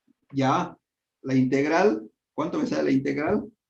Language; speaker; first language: Spanish; native; Spanish